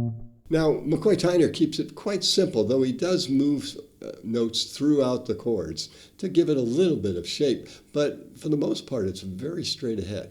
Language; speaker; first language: English; native; English